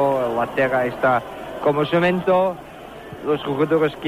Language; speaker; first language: Spanish; non-native, learner; Dutch